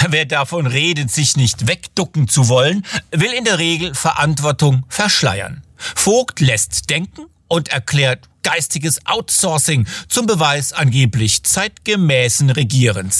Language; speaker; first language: German; native; German